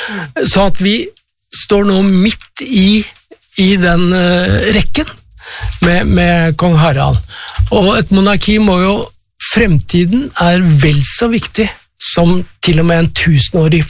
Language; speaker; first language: Norwegian; native; Norwegian